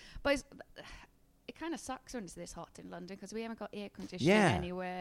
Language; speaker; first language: English; non-native, fluent; Icelandic